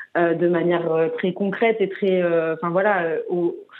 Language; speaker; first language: French; native; French